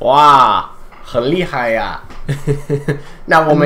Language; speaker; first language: Chinese; non-native, fluent; English